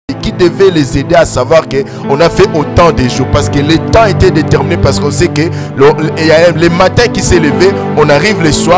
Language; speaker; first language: French; non-native, local second language; Lingala